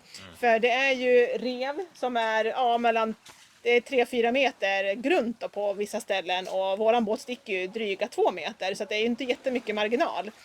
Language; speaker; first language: Swedish; native; Swedish